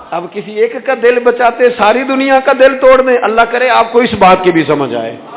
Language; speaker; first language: Urdu; non-native, local second language; Punjabi